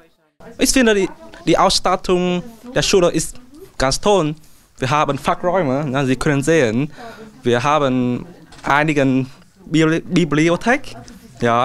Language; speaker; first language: German; non-native, learner; Vietnamese